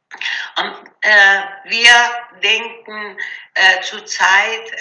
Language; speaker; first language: German; non-native, learner; Persian